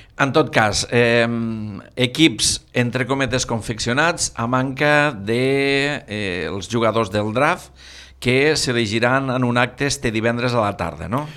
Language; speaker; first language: Catalan; native; Catalan